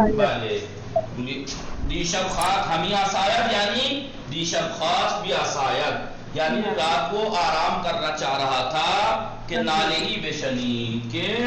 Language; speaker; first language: Persian; non-native, fluent; Urdu